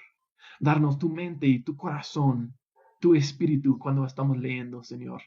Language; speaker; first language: Spanish; non-native, fluent; English